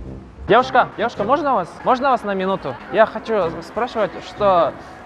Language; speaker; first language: Russian; non-native, local second language; Kazakh